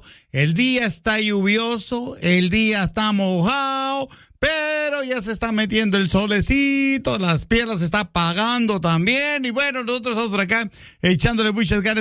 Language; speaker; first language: Spanish; native; Spanish